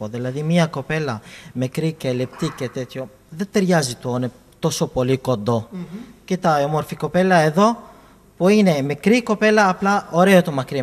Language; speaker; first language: Greek; non-native, fluent; Arabic